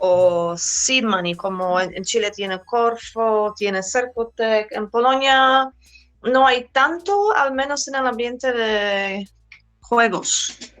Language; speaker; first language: Spanish; non-native, fluent; Polish